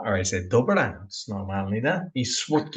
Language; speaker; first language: Polish; non-native, learner; English